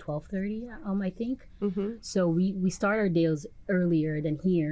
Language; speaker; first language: English; non-native, fluent; Papiamento